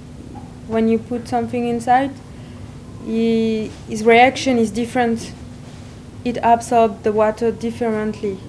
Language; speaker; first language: English; non-native, learner; French